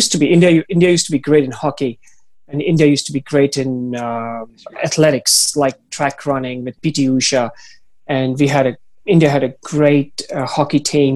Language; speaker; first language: English; non-native, local second language; Hindi